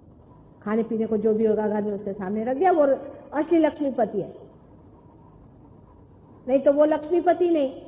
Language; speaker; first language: Hindi; non-native, local second language; Marathi